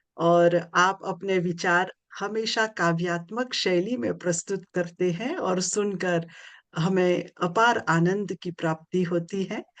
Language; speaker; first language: Hindi; early bilingual, heritage; Hindi